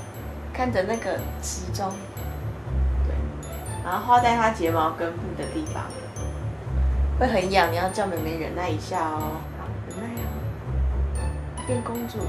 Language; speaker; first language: Chinese; native; Chinese